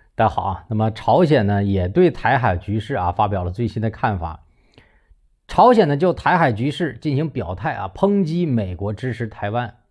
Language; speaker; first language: Chinese; native; Chinese